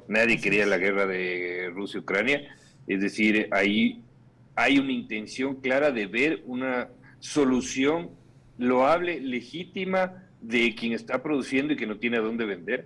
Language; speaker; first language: Spanish; native; Spanish